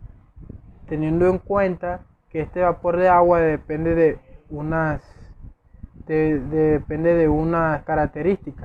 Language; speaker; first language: Spanish; native; Spanish